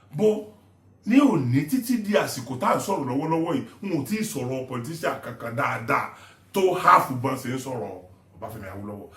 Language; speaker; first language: Yoruba; non-native, local second language; Igbo